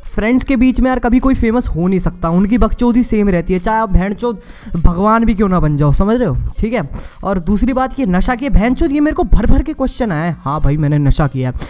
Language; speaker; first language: Hindi; native; Hindi